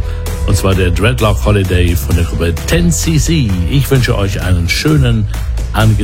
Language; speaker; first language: German; native; German